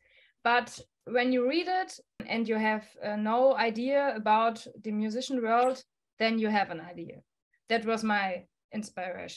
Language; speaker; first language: English; non-native, fluent; German